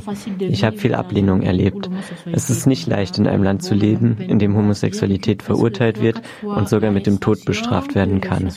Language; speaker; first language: German; non-native, fluent; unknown